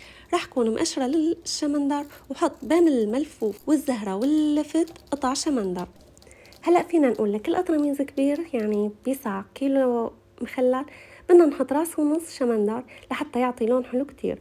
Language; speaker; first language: Arabic; native; Arabic